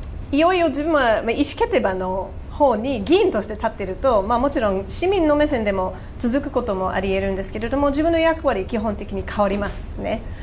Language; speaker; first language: Japanese; non-native, fluent; English